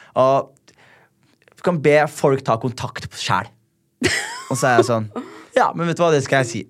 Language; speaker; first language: Norwegian; early bilingual, other home language; Somali